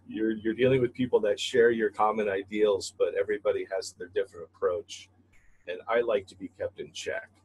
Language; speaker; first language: English; native; English